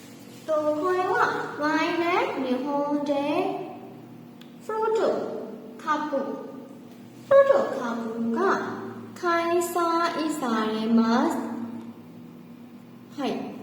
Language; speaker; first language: Japanese; non-native, learner; Burmese